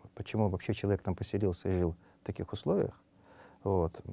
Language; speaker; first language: Russian; native; Russian